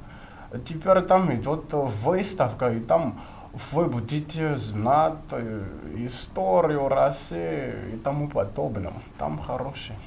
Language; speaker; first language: Russian; non-native, fluent; Malagasy